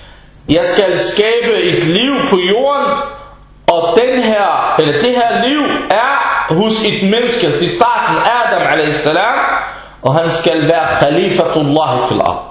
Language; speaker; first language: Danish; non-native, fluent; Arabic